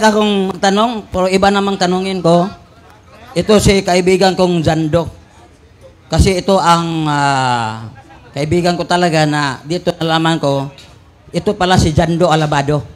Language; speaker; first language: Filipino; non-native, local second language; Cebuano